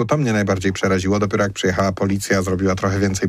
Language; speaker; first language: Polish; native; Polish